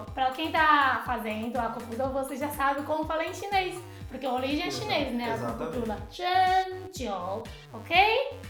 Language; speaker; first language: Portuguese; non-native, fluent; Chinese